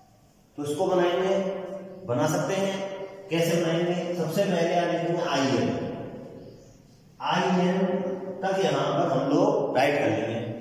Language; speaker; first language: Hindi; native; Hindi